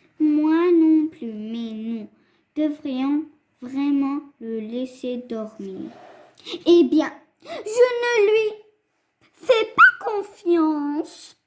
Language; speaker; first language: French; non-native, fluent; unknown